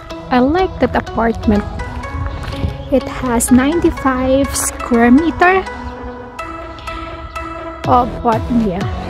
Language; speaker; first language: English; non-native, local second language; Filipino